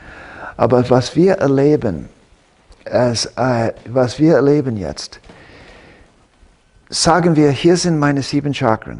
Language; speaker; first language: German; non-native, fluent; English